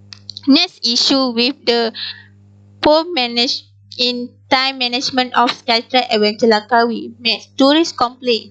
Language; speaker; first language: English; non-native, local second language; Malay